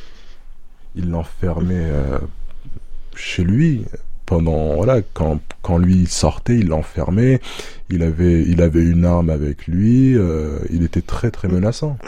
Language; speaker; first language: French; early bilingual, other home language; Arabic